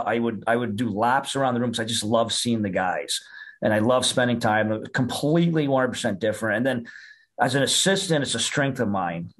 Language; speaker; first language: English; native; English